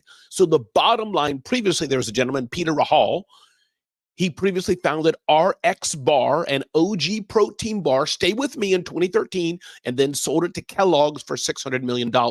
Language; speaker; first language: English; native; English